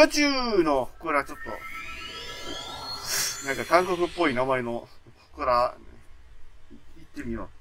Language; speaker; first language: Japanese; native; Japanese